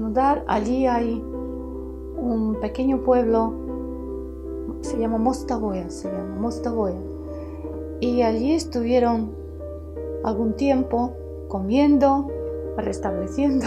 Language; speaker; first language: Spanish; early bilingual, heritage; Spanish